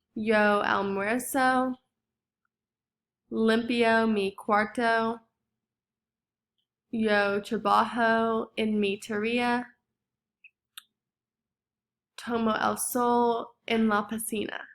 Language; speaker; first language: Spanish; non-native, learner; English